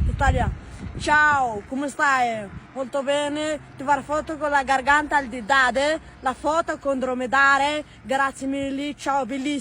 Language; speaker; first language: Italian; non-native, learner; Tachelhit